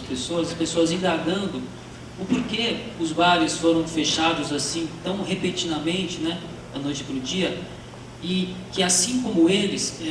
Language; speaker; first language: Portuguese; native; Portuguese